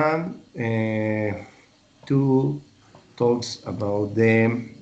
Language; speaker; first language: English; non-native, learner; Spanish